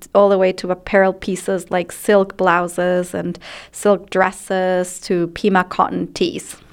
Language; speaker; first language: English; non-native, fluent; Spanish